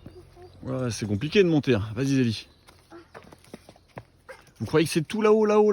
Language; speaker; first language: French; native; French